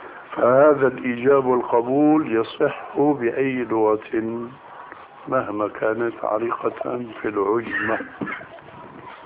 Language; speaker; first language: Arabic; early bilingual, other home language; Albanian